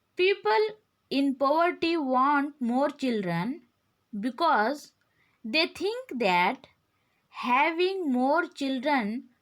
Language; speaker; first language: English; non-native, local second language; Kannada